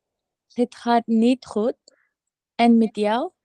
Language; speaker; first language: Dutch; non-native, learner; Uyghur